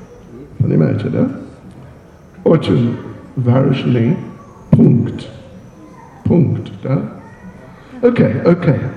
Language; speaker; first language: Russian; non-native, learner; English